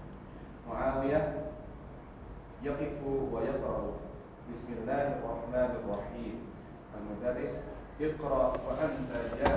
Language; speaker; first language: Arabic; non-native, learner; Indonesian